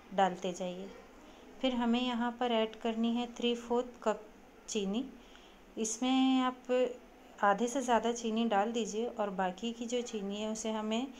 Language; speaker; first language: Hindi; native; Hindi